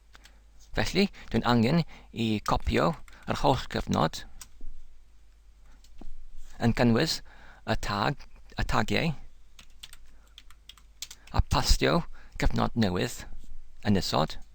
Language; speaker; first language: Welsh; non-native, learner; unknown